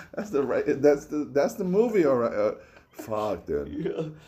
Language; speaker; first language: English; early bilingual, other home language; Spanish